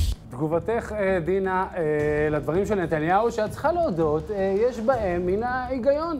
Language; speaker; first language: Hebrew; native; Hebrew